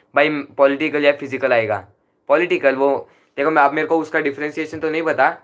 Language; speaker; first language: Hindi; non-native, local second language; Marathi